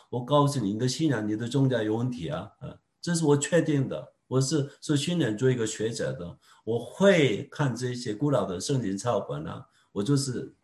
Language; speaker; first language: Chinese; non-native, fluent; Korean